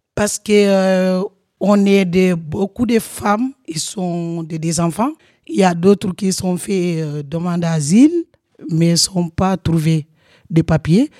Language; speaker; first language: French; non-native, local second language; Wolof